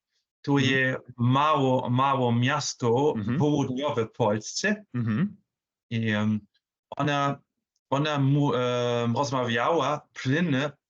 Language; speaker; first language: Polish; non-native, learner; German